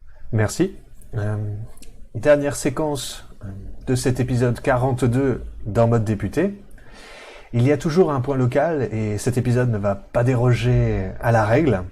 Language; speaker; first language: French; native; French